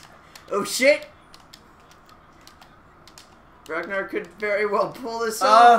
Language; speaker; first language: English; native; English